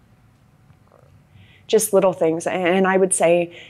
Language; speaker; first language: English; native; English